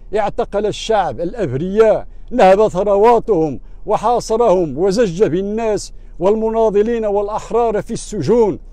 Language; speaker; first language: Arabic; non-native, local second language; Riffian